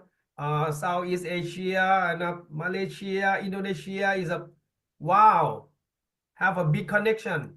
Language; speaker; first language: English; non-native, learner; Thai